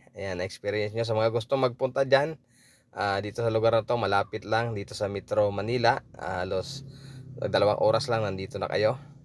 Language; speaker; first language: Filipino; native; Filipino